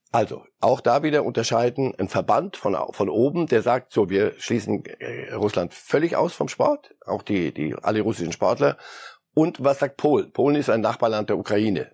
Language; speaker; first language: German; early bilingual, other home language; Polish